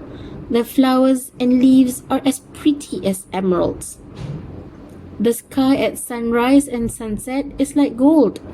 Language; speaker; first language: English; non-native, local second language; Malay